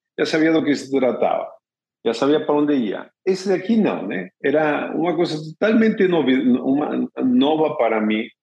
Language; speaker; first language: Portuguese; non-native, fluent; Spanish